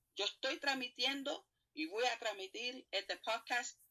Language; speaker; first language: Spanish; native; Spanish